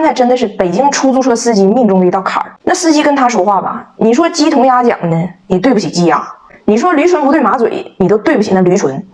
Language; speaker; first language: Chinese; native; Chinese